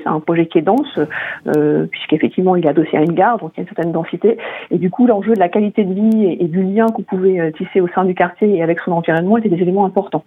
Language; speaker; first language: French; native; French